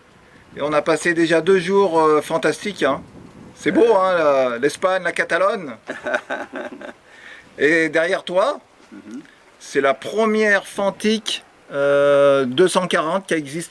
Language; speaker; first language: French; native; French